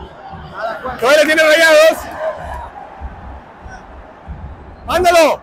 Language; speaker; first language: Spanish; native; Spanish